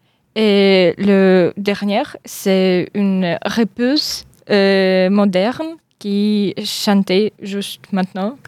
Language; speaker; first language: French; non-native, learner; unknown